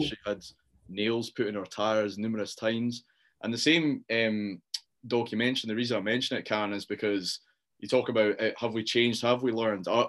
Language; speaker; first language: English; native; English